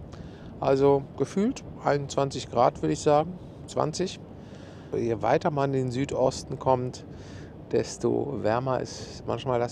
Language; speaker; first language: German; native; German